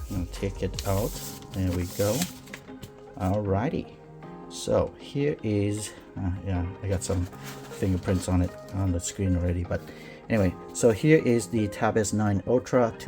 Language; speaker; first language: English; native; English